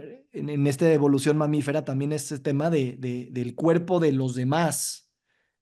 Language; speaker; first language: Spanish; native; Spanish